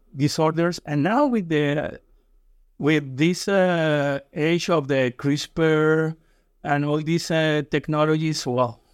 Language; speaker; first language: English; non-native, fluent; Spanish